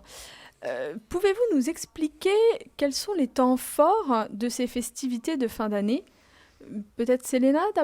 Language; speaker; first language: French; native; French